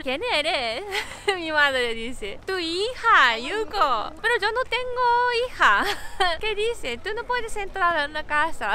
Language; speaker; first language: Spanish; non-native, learner; Japanese